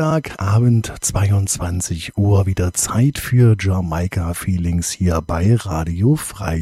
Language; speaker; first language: German; native; German